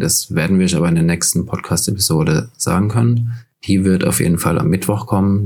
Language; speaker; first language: German; native; German